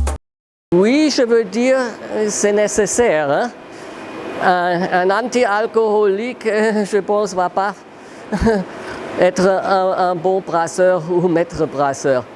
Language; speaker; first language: French; non-native, fluent; German